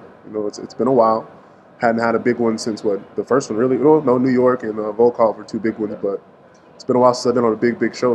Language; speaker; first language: English; native; English